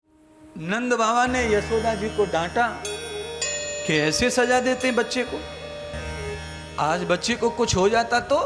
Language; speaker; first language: Hindi; native; Hindi